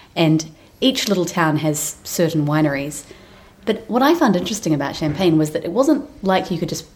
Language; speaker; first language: English; native; English